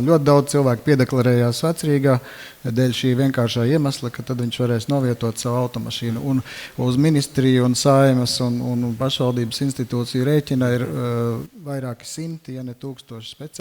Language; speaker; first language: Latvian; native; Latvian